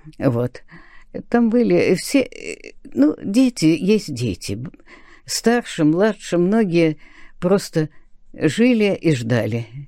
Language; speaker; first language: Russian; early bilingual, other home language; Spanish